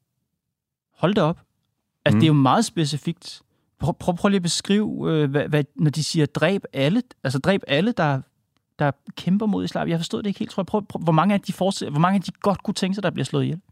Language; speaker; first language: Danish; native; Danish